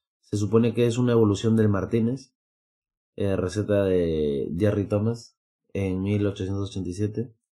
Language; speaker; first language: Spanish; native; Spanish